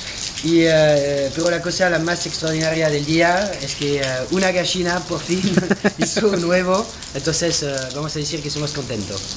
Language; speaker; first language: Spanish; non-native, fluent; French